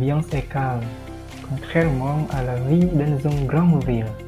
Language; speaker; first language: French; non-native, learner; Indonesian